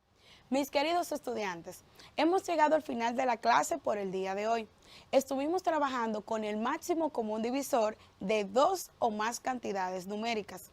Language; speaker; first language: Spanish; native; Spanish